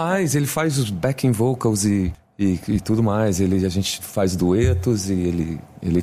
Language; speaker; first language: Portuguese; native; Portuguese